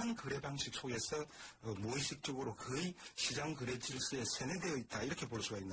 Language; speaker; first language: Korean; native; Korean